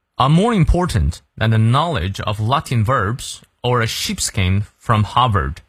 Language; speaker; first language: English; non-native, fluent; Chinese